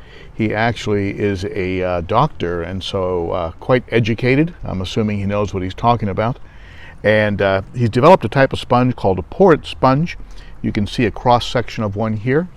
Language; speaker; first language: English; native; English